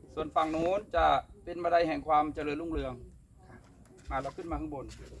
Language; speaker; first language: Thai; native; Thai